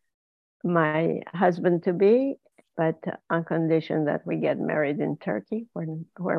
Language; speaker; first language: English; non-native, fluent; Ladino